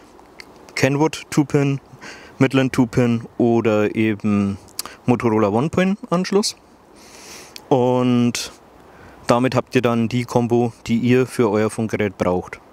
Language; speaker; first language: German; native; German